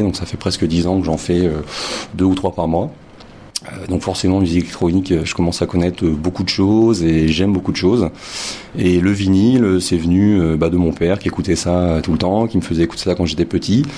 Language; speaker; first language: French; native; French